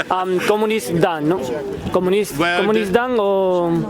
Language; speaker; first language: English; non-native, learner; Spanish